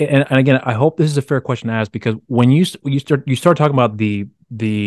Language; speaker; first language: English; early bilingual, other home language; Spanish